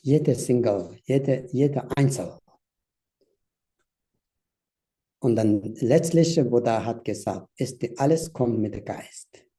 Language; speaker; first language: German; non-native, learner; Tibetan